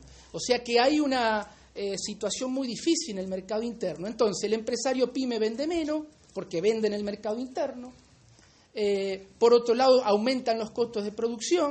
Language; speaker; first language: Spanish; native; Spanish